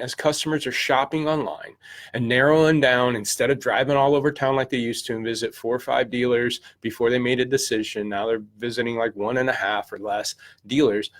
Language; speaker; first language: English; native; English